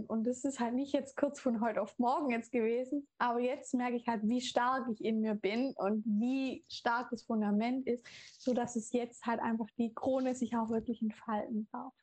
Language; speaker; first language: German; native; German